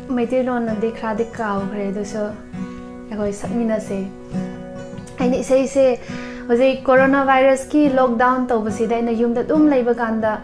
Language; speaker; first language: Manipuri; non-native, local second language; Tangkhul Naga (India)